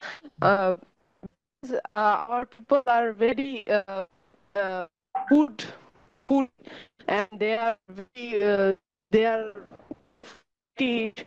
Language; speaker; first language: English; non-native, learner; Bangla